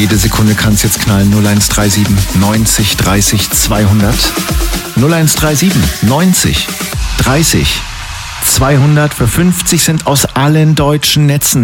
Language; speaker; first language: German; native; German